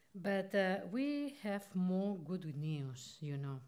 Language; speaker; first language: English; non-native, fluent; Spanish